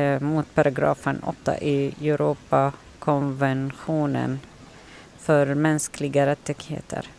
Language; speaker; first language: Swedish; non-native, learner; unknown